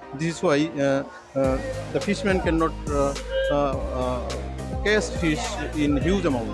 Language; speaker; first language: English; non-native, learner; Bangla